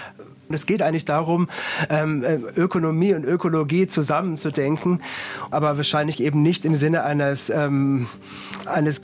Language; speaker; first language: German; native; German